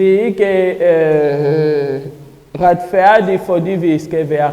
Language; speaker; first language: Danish; non-native, learner; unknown